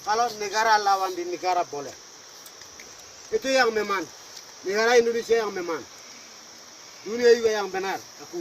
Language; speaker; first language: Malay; non-native, local second language; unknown